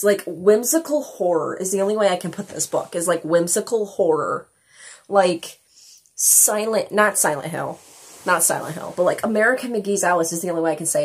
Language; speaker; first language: English; native; English